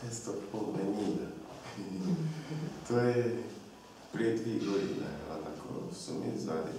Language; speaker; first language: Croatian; non-native, learner; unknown